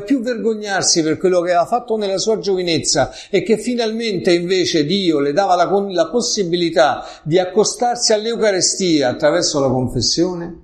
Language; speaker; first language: Italian; native; Italian